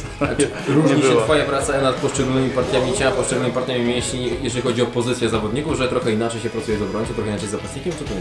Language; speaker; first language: Polish; native; Polish